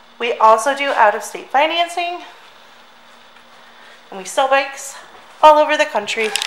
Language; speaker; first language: English; native; English